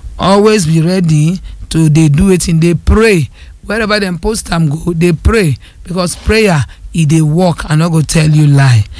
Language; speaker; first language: Nigerian Pidgin; non-native, local second language; Yoruba